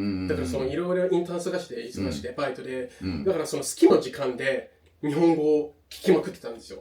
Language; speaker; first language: Japanese; non-native, fluent; English